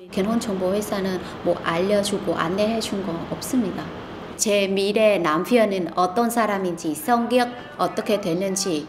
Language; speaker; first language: Korean; non-native, fluent; Vietnamese